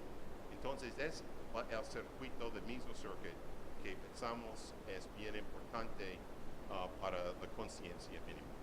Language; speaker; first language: Spanish; non-native, learner; English